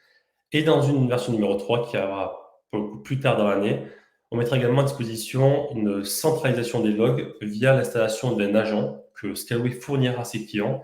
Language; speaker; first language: French; native; French